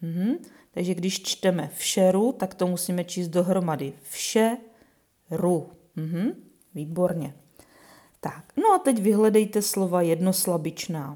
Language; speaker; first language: Czech; native; Czech